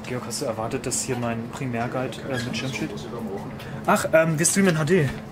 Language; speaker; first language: German; native; German